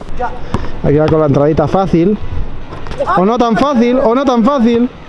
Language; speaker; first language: Spanish; native; Spanish